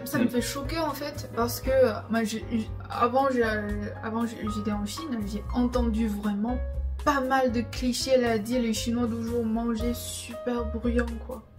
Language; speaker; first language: French; non-native, fluent; Chinese